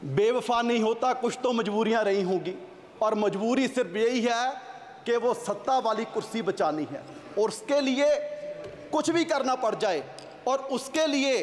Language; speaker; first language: Hindi; native; Hindi